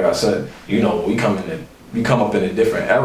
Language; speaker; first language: English; native; English